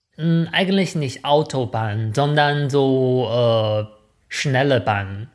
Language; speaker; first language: German; non-native, fluent; Chinese